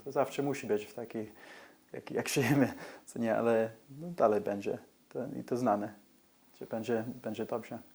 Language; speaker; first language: Polish; early bilingual, heritage; English